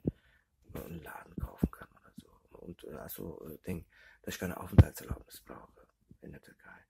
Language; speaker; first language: German; early bilingual, other home language; Turkish